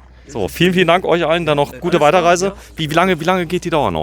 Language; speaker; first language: German; native; German